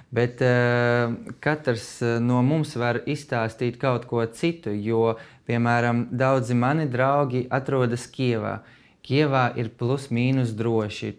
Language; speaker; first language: Latvian; non-native, fluent; Russian